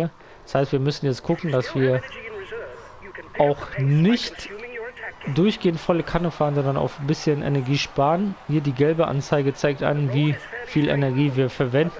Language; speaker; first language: German; native; German